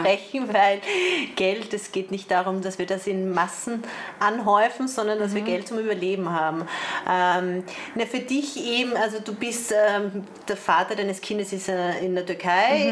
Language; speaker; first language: German; native; German